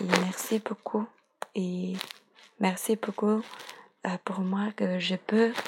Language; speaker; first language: French; non-native, learner; Chinese